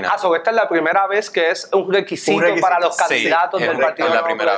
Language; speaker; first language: Spanish; native; Spanish